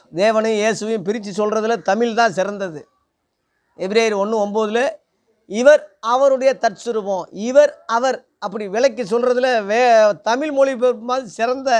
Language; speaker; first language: Tamil; non-native, local second language; Telugu